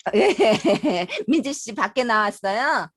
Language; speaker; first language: Korean; native; Korean